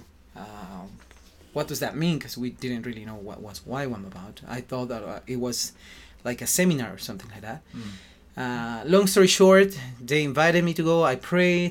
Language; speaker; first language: English; non-native, fluent; Spanish